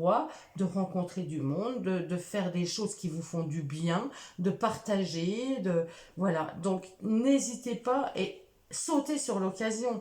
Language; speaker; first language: French; native; French